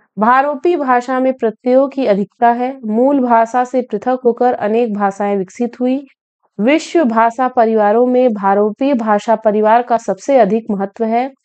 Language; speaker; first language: Hindi; native; Hindi